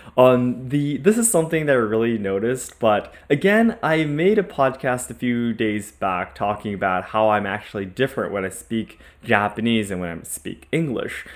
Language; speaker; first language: English; non-native, fluent; Japanese